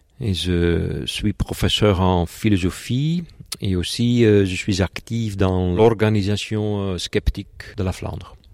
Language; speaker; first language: French; non-native, local second language; Dutch